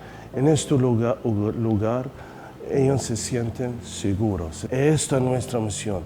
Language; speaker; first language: Spanish; non-native, fluent; Arabic